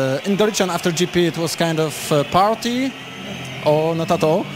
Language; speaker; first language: English; non-native, learner; Polish